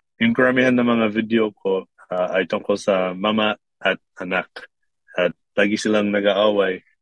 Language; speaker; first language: Filipino; non-native, fluent; English